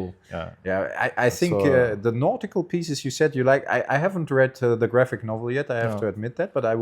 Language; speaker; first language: English; non-native, fluent; German